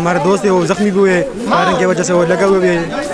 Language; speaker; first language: Hindi; non-native, local second language; Pashto